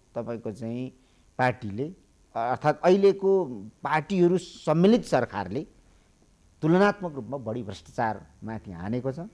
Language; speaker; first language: Nepali; native; Nepali